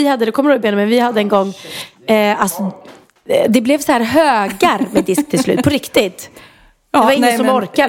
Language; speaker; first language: Swedish; native; Swedish